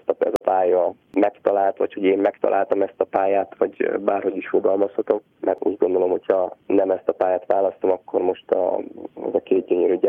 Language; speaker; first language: Hungarian; native; Hungarian